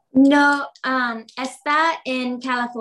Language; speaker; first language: Spanish; non-native, learner; English